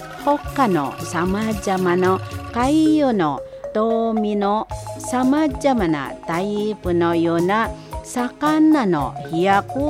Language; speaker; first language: Japanese; non-native, fluent; Indonesian